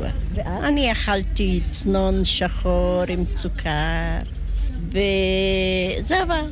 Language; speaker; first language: Hebrew; non-native, learner; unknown